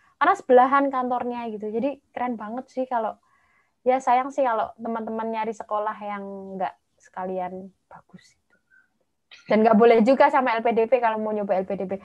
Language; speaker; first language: Indonesian; native; Indonesian